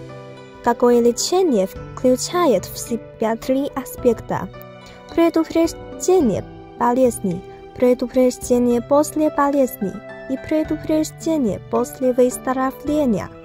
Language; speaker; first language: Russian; non-native, learner; Chinese